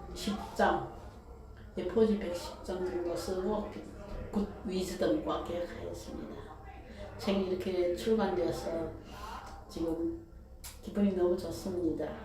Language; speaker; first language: Korean; early bilingual, heritage; Korean